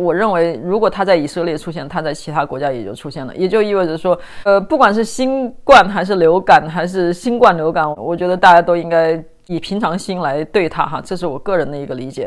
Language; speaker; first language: Chinese; native; Chinese